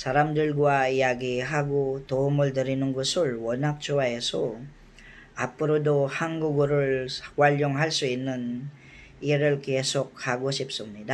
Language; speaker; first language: Korean; non-native, fluent; Filipino